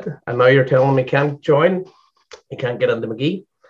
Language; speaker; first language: English; native; English